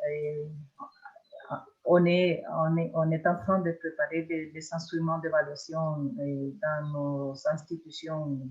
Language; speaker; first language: French; non-native, fluent; Spanish